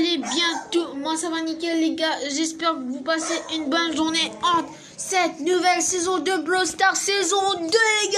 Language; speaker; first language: French; native; French